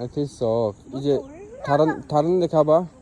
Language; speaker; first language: Korean; non-native, learner; Uzbek